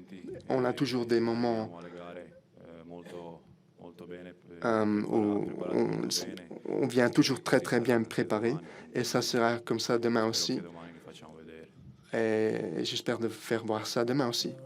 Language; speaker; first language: French; non-native, fluent; Italian